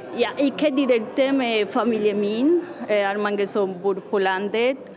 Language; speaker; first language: Norwegian; non-native, learner; Spanish